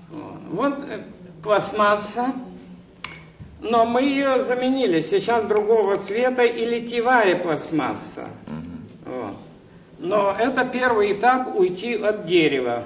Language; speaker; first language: Russian; native; Russian